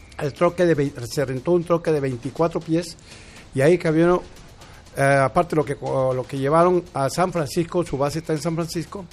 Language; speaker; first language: Spanish; native; Spanish